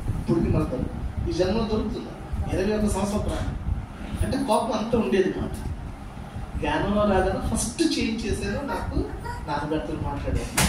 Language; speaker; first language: Telugu; non-native, local second language; Urdu